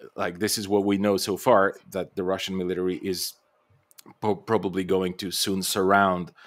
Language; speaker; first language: English; non-native, fluent; Bulgarian